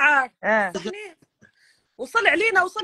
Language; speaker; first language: Arabic; native; Arabic